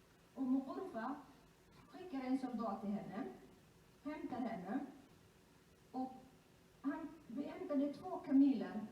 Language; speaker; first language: Swedish; non-native, fluent; Somali